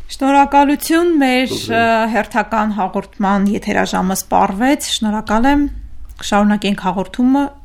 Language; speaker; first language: Armenian; native; Armenian